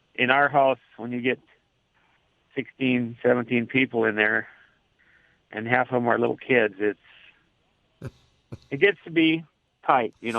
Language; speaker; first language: English; native; English